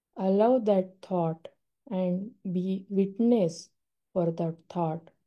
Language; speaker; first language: English; non-native, local second language; Marathi